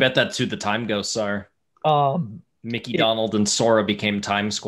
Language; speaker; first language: English; native; English